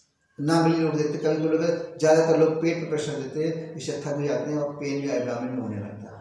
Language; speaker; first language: Hindi; native; Hindi